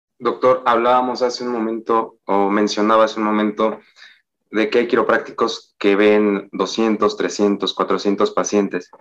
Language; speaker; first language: Spanish; native; Spanish